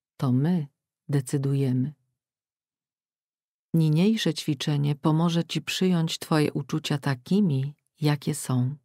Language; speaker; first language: Polish; native; Polish